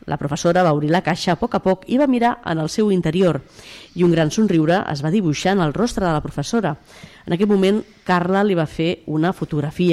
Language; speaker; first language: Catalan; native; Catalan